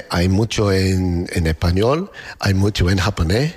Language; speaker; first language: Spanish; non-native, fluent; English